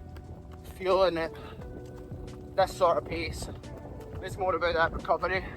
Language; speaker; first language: English; native; English